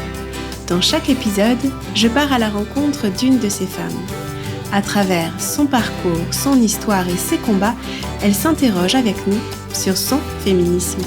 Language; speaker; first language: French; native; French